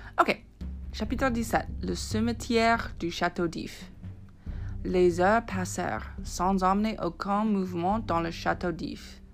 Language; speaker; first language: French; non-native, fluent; English